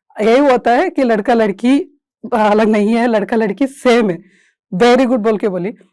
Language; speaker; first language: Hindi; non-native, local second language; Kannada